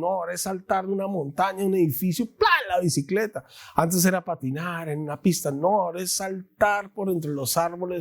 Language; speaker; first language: Spanish; native; Spanish